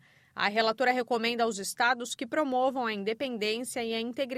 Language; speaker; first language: Portuguese; native; Portuguese